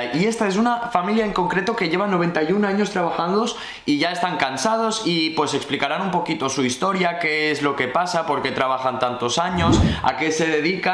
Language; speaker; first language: Spanish; native; Spanish